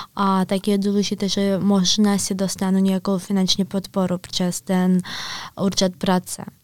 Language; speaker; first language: Czech; non-native, fluent; Ukrainian